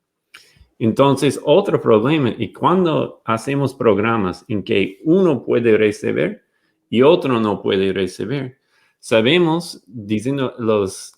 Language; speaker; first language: Spanish; non-native, fluent; English